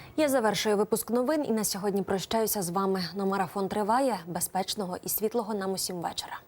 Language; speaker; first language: Ukrainian; native; Ukrainian